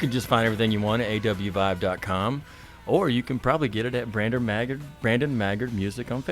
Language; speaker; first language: English; native; English